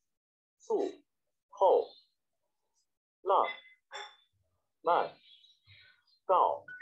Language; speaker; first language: Chinese; non-native, learner; Vietnamese